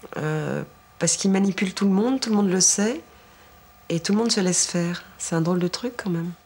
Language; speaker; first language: French; native; French